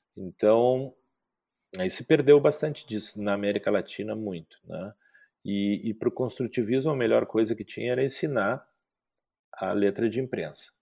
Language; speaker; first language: Portuguese; native; Portuguese